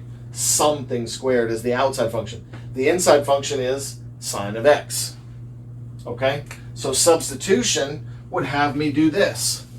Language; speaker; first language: English; native; English